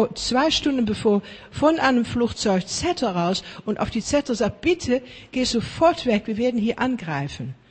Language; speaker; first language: German; non-native, fluent; Afrikaans